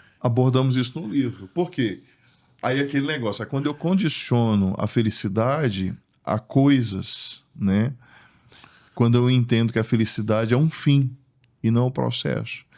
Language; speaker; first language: Portuguese; native; Portuguese